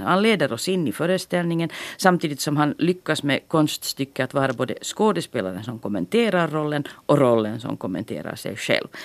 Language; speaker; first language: Swedish; native; Swedish